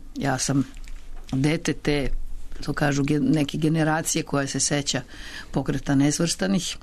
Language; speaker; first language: Serbian; native; Serbian